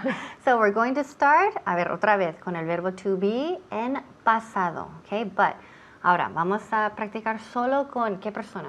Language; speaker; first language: Spanish; non-native, fluent; English